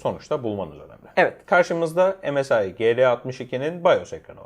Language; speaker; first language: Turkish; native; Turkish